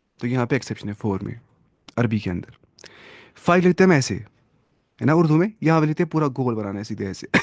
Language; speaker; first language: Urdu; non-native, local second language; Kashmiri